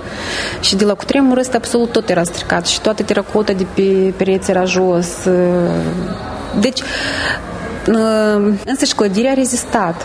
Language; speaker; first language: Romanian; native; Romanian